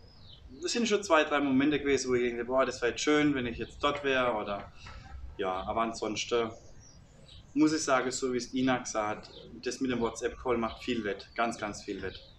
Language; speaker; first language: German; native; German